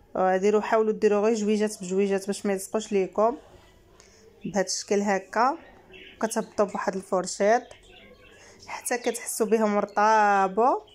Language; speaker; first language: Arabic; native; Arabic